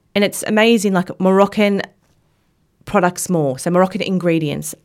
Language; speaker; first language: English; native; English